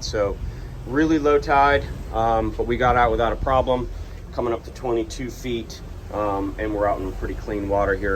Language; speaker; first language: English; native; English